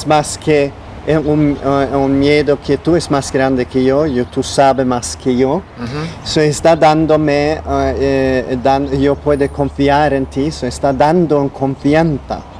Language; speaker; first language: Spanish; non-native, learner; Swedish